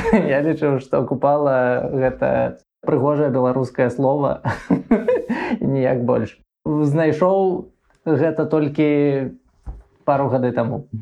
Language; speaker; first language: Belarusian; non-native, local second language; Russian